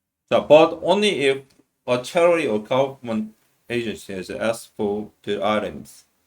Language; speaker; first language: English; non-native, fluent; Korean